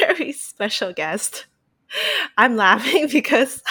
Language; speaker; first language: English; non-native, local second language; Cantonese